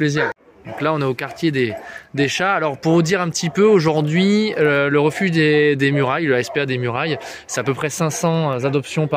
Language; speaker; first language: French; native; French